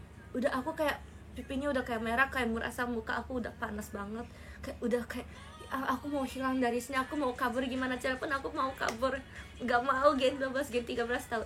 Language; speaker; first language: Indonesian; native; Indonesian